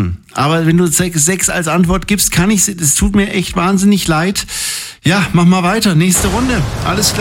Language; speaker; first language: German; native; German